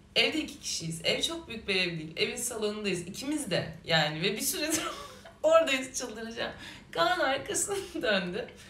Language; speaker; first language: Turkish; native; Turkish